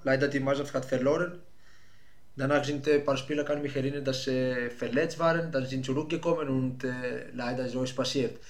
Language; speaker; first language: German; non-native, fluent; Greek